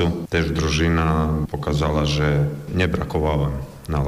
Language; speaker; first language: Polish; non-native, learner; Croatian